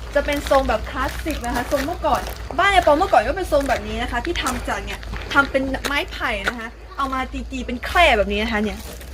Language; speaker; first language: Thai; non-native, local second language; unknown